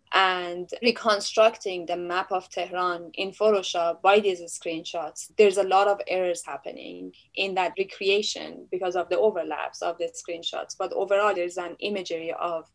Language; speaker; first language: English; non-native, fluent; Persian